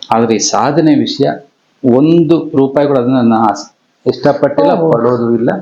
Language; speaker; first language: Kannada; non-native, local second language; Telugu